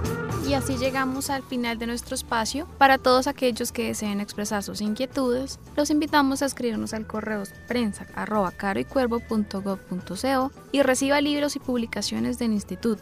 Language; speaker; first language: Spanish; native; Spanish